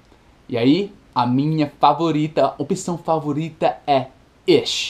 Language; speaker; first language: Portuguese; non-native, fluent; English